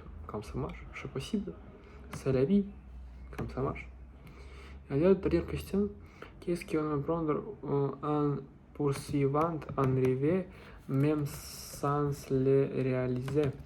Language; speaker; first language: French; non-native, learner; Russian